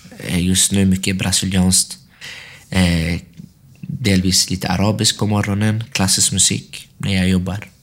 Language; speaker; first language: Swedish; early bilingual, other home language; Arabic